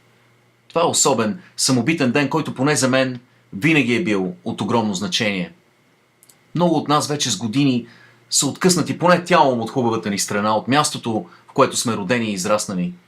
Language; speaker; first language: Bulgarian; native; Bulgarian